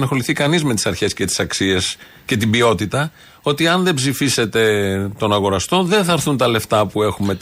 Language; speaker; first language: Greek; native; Greek